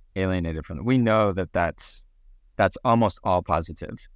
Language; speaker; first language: English; native; English